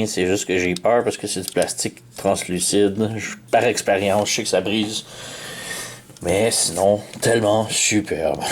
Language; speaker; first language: French; native; French